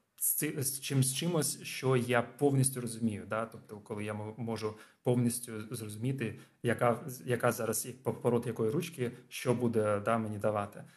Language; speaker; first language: Ukrainian; non-native, local second language; Russian